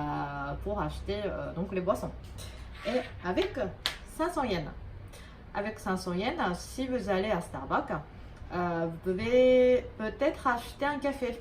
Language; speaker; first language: French; non-native, fluent; Japanese